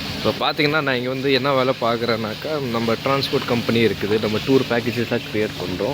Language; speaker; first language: Tamil; early bilingual, heritage; Tamil